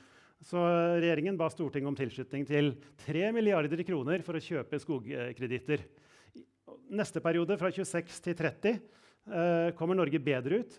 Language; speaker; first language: Norwegian; native; Norwegian